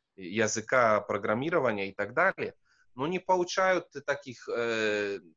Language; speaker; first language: Russian; non-native, fluent; Polish